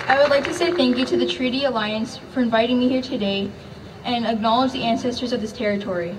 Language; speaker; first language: English; native; English